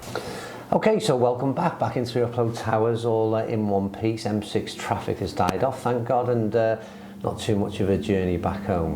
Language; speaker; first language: English; native; English